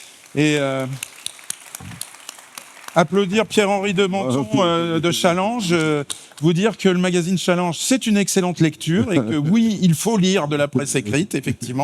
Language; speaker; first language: French; native; French